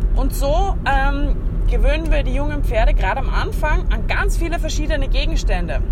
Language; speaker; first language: German; native; German